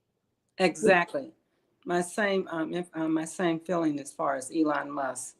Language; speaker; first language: English; native; English